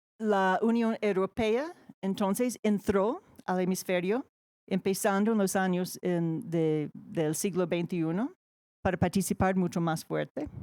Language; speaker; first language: Spanish; non-native, fluent; English